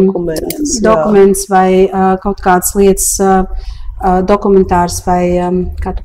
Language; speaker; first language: Latvian; early bilingual, heritage; Latvian